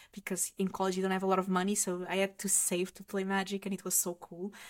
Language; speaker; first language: English; non-native, fluent; Portuguese